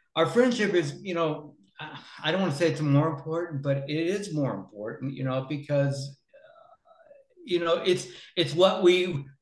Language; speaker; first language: English; native; English